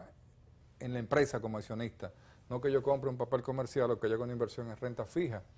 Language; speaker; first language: Spanish; native; Spanish